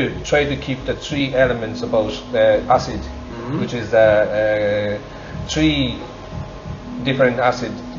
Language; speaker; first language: English; non-native, learner; Japanese